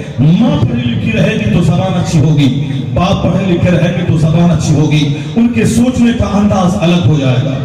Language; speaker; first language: Urdu; native; Urdu